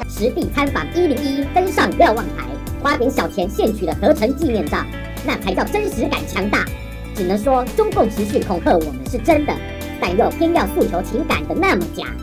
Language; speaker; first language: Chinese; native; Chinese